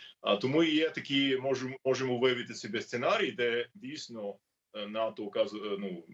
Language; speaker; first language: Ukrainian; non-native, learner; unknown